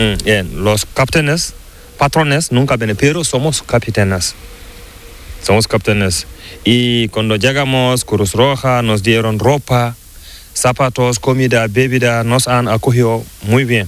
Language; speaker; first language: Spanish; non-native, learner; Fula